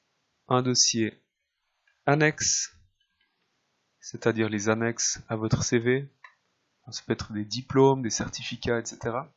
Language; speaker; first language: French; native; French